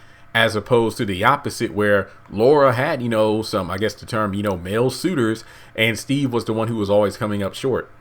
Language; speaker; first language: English; native; English